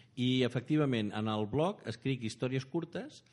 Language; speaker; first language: Catalan; native; Catalan